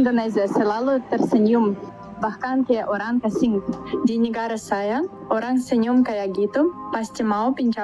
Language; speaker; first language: Indonesian; non-native, fluent; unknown